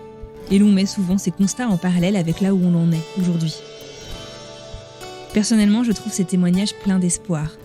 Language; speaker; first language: French; native; French